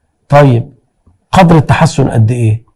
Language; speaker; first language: Arabic; native; Arabic